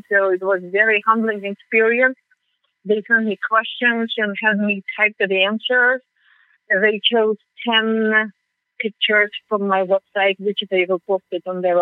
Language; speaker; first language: English; non-native, fluent; Russian